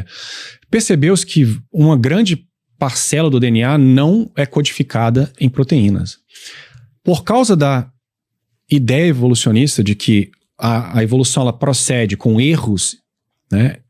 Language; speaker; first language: Portuguese; native; Portuguese